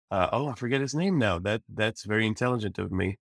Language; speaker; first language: English; native; English